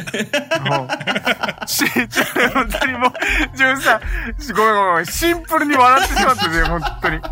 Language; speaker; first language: Japanese; native; Japanese